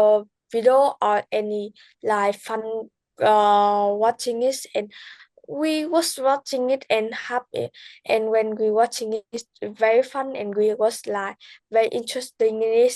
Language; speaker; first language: English; non-native, learner; Vietnamese